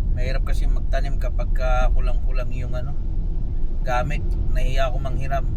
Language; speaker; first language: Filipino; native; Filipino